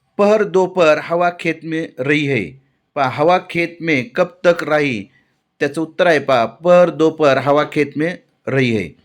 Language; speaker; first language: Hindi; non-native, local second language; Marathi